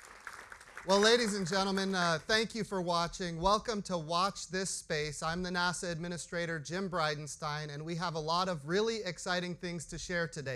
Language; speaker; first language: English; native; English